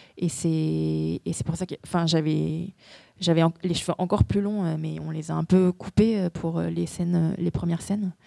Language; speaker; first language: French; early bilingual, other home language; Korean